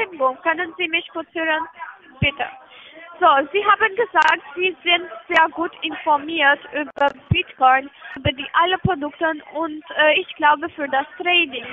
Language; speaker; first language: German; non-native, learner; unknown